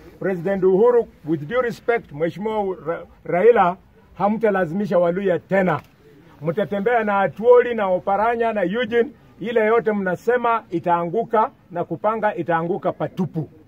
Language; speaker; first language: Swahili; non-native, local second language; Luyia